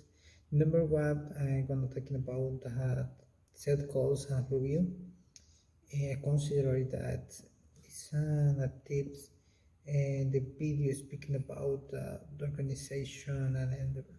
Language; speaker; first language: English; non-native, learner; Spanish